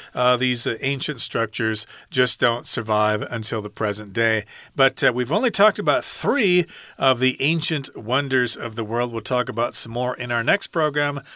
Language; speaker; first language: English; native; English